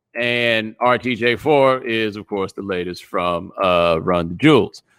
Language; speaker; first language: English; native; English